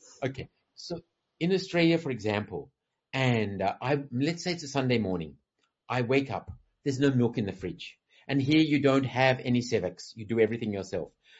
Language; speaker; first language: Hindi; non-native, fluent; English